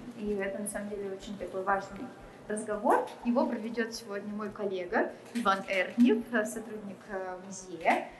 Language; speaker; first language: Russian; native; Russian